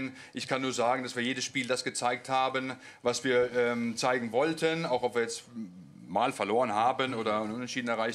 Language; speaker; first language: German; native; German